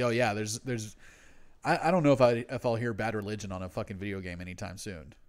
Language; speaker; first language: English; native; English